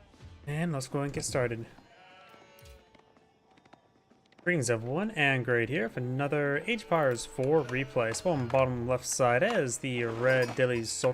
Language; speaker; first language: English; native; English